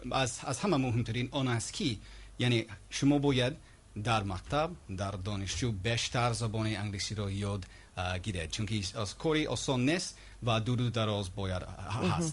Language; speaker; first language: Persian; non-native, learner; English